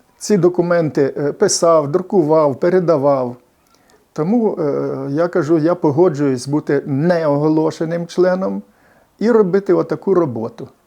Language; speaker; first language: Ukrainian; native; Ukrainian